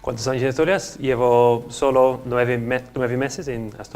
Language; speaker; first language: Spanish; non-native, learner; English